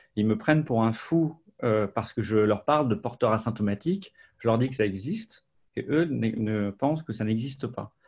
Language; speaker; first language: French; native; French